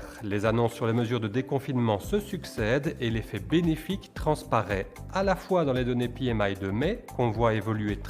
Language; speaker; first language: French; native; French